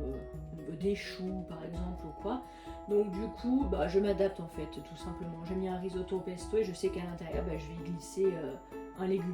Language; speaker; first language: French; native; French